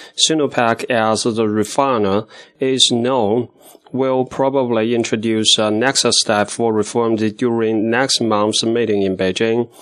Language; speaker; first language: English; non-native, fluent; Chinese